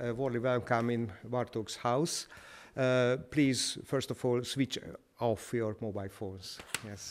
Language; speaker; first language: English; non-native, fluent; Hungarian